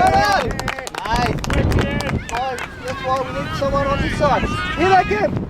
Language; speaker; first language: English; native; English